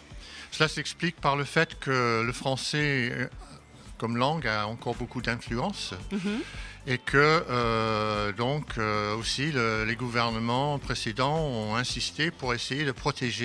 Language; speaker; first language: French; non-native, fluent; English